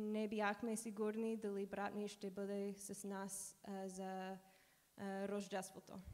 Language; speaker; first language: Bulgarian; non-native, learner; English